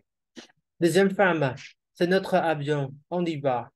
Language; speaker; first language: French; non-native, learner; Khmer